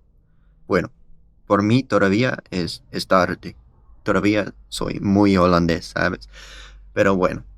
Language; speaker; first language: Spanish; non-native, learner; Dutch